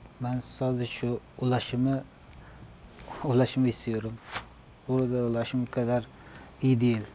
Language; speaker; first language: Turkish; non-native, learner; Uzbek